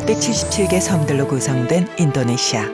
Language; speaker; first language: Korean; native; Korean